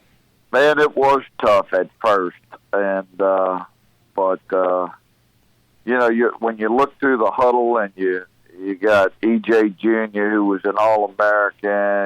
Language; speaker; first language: English; native; English